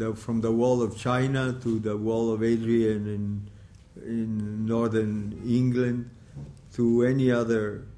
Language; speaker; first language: English; non-native, fluent; Italian